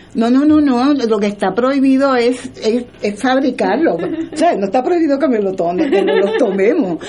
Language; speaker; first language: Spanish; native; Spanish